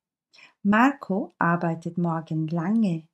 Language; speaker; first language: German; non-native, fluent; Turkish